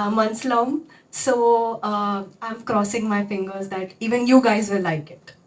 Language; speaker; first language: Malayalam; non-native, local second language; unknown